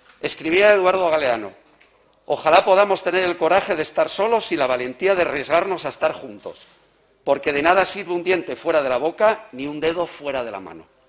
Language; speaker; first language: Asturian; non-native, local second language; Spanish